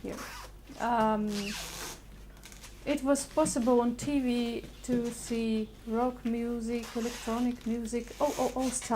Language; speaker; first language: English; non-native, learner; Russian